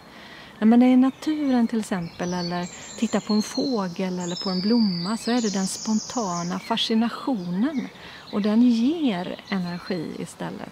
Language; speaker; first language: Swedish; native; Swedish